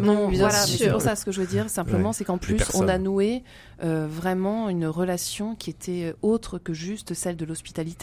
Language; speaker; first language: French; native; French